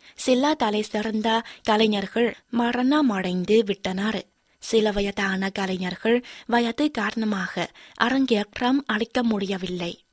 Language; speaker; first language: Tamil; non-native, fluent; Chinese